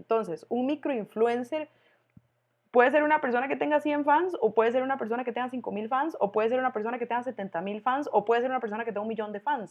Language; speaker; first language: Spanish; native; Spanish